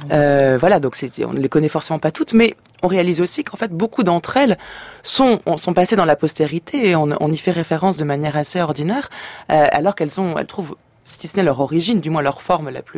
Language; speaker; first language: French; native; French